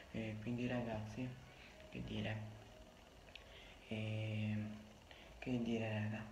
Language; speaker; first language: Italian; native; Italian